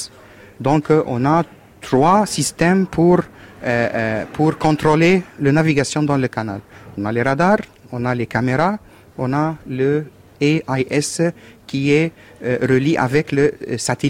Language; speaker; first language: French; non-native, learner; Arabic